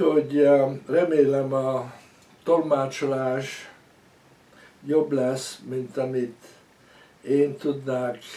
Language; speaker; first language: Hungarian; early bilingual, heritage; Hungarian